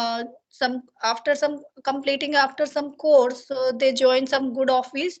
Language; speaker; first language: English; non-native, learner; Hindi